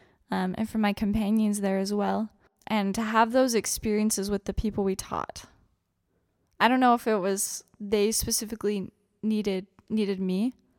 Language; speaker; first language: English; native; English